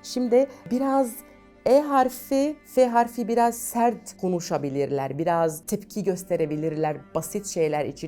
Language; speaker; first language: Turkish; non-native, fluent; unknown